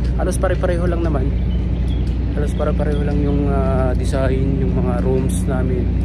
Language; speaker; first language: Filipino; non-native, local second language; Waray